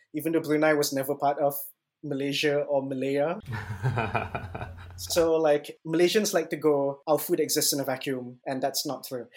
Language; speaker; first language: English; non-native, local second language; Malay